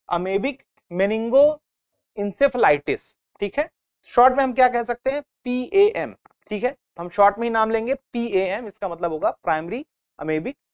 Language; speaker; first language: Hindi; native; Hindi